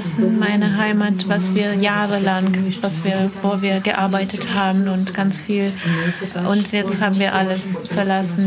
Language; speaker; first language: German; non-native, fluent; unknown